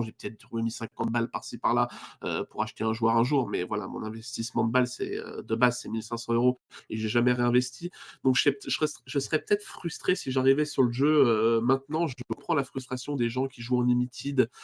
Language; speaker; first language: French; native; French